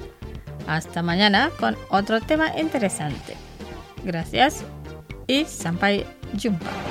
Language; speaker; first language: Spanish; non-native, fluent; Indonesian